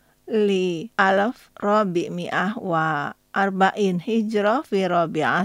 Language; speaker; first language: Arabic; non-native, fluent; Indonesian